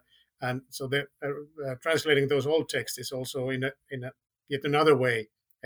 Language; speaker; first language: English; non-native, fluent; Finnish